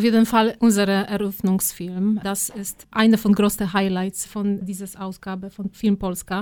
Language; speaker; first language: German; non-native, fluent; Polish